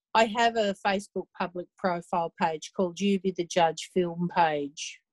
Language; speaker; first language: English; native; English